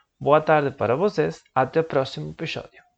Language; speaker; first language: Portuguese; non-native, learner; Spanish